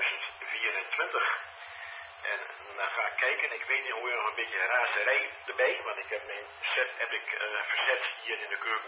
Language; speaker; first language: Dutch; native; Dutch